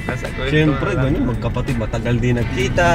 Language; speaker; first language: Filipino; native; Filipino